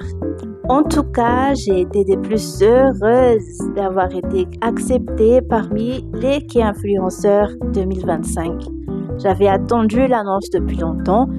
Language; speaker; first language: French; non-native, local second language; Malagasy